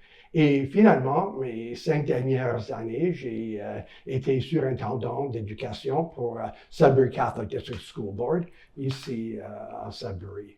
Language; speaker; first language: French; non-native, local second language; English